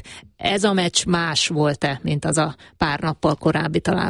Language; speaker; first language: Hungarian; native; Hungarian